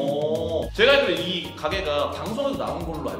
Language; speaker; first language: Korean; native; Korean